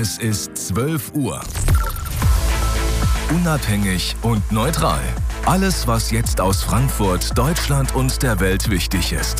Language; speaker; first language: German; native; German